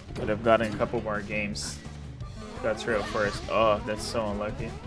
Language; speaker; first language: English; non-native, fluent; Portuguese